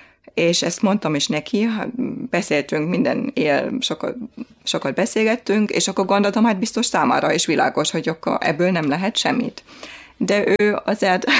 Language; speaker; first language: Hungarian; non-native, fluent; German